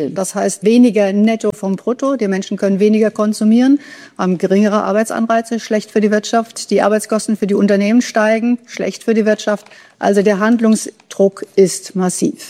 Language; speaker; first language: German; native; German